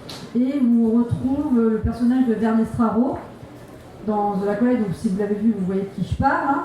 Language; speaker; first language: French; native; French